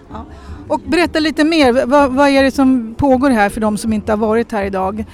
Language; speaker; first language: Swedish; native; Swedish